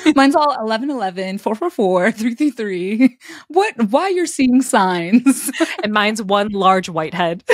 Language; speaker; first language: English; early bilingual, other home language; Hindi